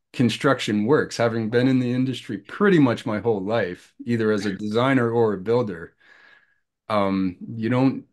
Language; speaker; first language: English; native; English